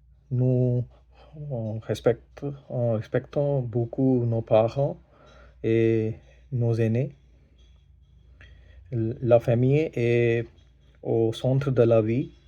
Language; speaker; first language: French; non-native, learner; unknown